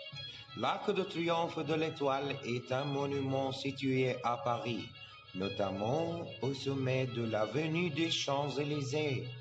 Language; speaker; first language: French; non-native, learner; Arabic